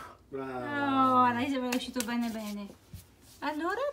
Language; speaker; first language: Italian; native; Italian